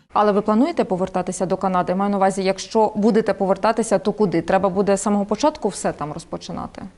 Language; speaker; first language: Ukrainian; native; Ukrainian